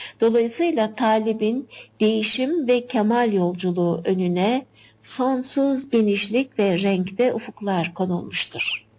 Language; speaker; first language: Turkish; native; Turkish